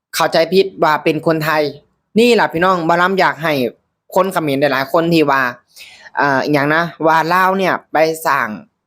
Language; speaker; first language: Thai; native; Thai